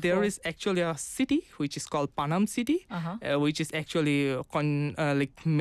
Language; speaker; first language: English; non-native, local second language; Bangla